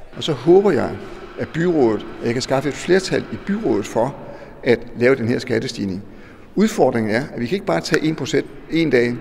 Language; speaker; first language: Danish; native; Danish